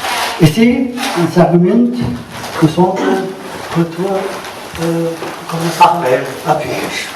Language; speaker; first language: French; non-native, learner; German